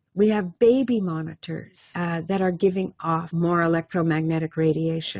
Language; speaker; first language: English; native; English